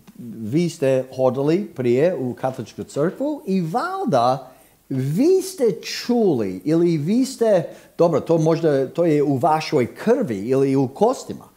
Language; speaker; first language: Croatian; non-native, fluent; English